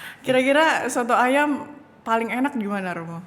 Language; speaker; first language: Indonesian; native; Indonesian